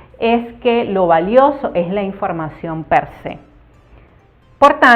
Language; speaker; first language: Spanish; native; Spanish